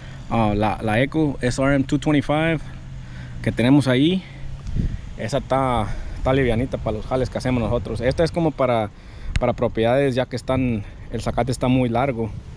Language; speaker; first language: Spanish; early bilingual, heritage; Spanish